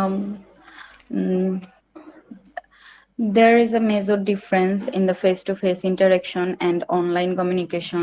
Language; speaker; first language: English; non-native, learner; Bangla